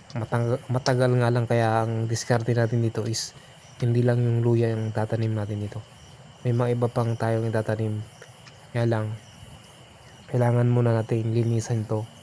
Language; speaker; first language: Filipino; non-native, local second language; Iloko